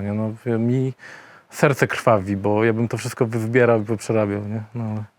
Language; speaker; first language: Polish; native; Polish